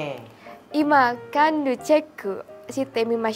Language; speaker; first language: Japanese; non-native, learner; Indonesian